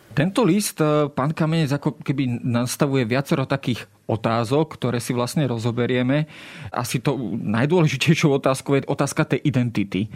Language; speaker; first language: Slovak; native; Slovak